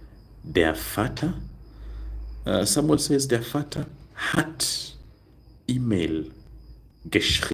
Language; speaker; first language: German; non-native, learner; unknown